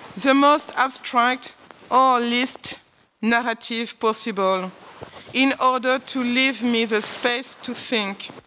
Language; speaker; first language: English; non-native, learner; French